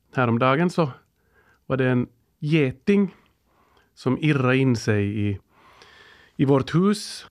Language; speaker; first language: Swedish; native; Swedish